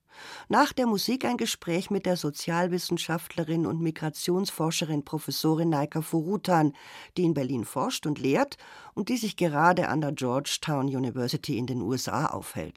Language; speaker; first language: German; native; German